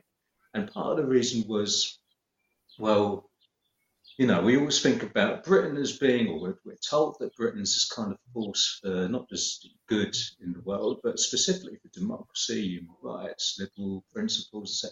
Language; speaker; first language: English; native; English